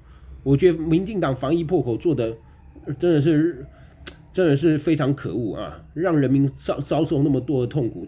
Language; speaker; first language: Chinese; native; Chinese